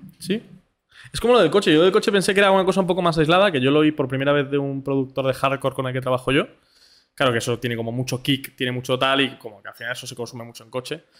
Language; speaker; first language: Spanish; native; Spanish